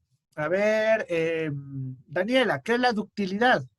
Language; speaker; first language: Spanish; native; Spanish